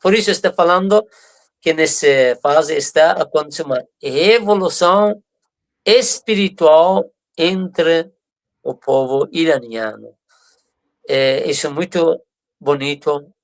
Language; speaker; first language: Portuguese; non-native, fluent; Persian